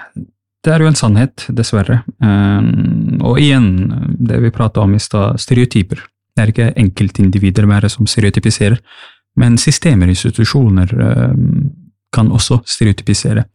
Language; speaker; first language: Norwegian; non-native, fluent; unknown